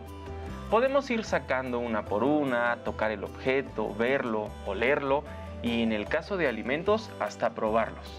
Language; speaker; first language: Spanish; native; Spanish